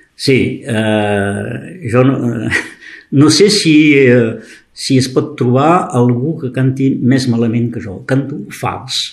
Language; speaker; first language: Catalan; native; Catalan